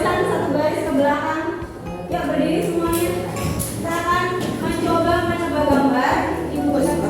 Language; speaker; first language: Indonesian; native; Indonesian